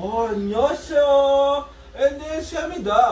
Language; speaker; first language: Korean; non-native, learner; Filipino